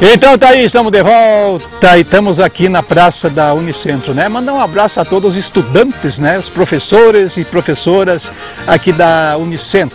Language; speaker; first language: Portuguese; native; Portuguese